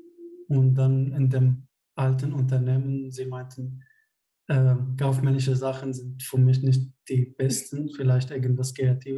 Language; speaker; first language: German; non-native, fluent; Arabic